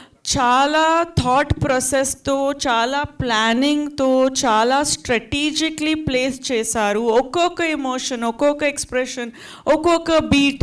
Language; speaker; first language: Telugu; non-native, learner; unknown